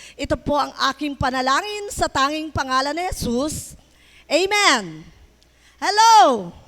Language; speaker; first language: Filipino; native; Filipino